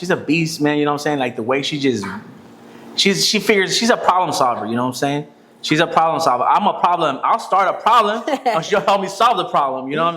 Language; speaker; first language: English; native; English